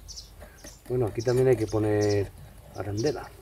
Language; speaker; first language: Spanish; native; Spanish